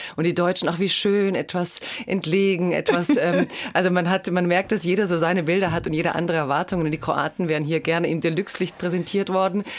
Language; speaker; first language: German; early bilingual, other home language; Croatian